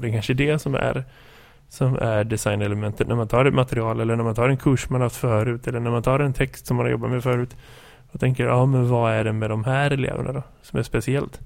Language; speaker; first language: Swedish; native; Swedish